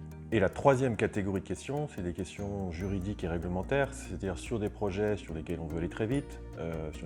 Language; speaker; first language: French; native; French